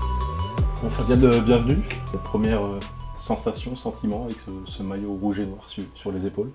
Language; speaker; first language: French; native; French